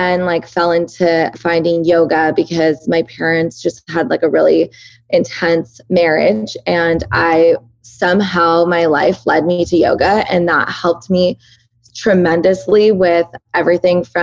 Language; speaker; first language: English; early bilingual, other home language; Persian